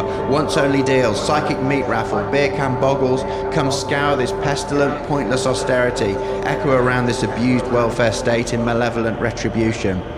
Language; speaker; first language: English; native; English